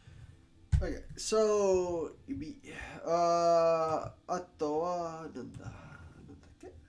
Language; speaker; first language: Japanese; non-native, learner; English